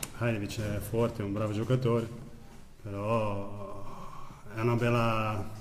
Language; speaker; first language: Italian; non-native, fluent; Portuguese